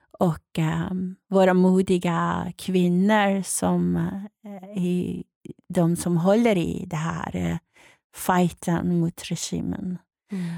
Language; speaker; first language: Swedish; non-native, fluent; Persian